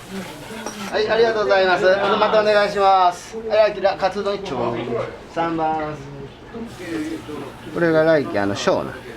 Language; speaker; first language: Japanese; native; Japanese